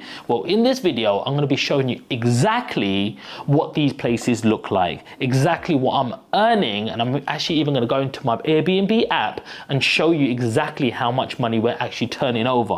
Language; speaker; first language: English; native; English